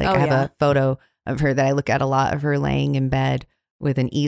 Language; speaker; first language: English; native; English